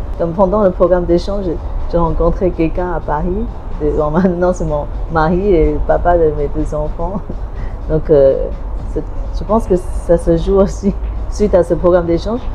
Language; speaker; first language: French; non-native, fluent; Chinese